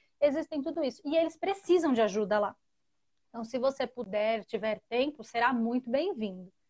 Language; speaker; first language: Portuguese; native; Portuguese